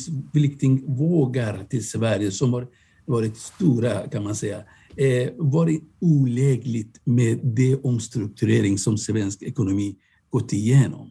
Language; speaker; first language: Swedish; non-native, fluent; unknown